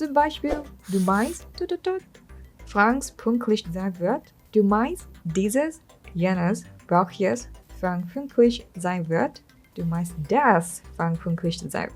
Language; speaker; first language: German; non-native, learner; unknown